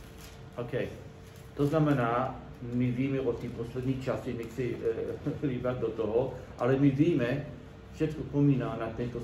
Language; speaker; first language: Czech; non-native, learner; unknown